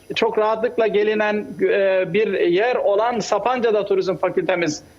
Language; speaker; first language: Turkish; native; Turkish